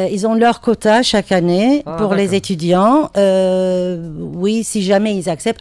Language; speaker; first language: French; non-native, fluent; Turkish